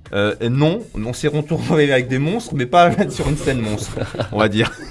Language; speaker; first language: French; native; French